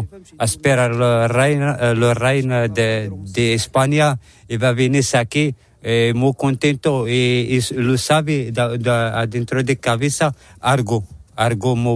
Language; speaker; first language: Spanish; non-native, learner; Arabic